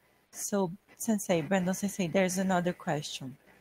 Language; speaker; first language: English; non-native, fluent; Portuguese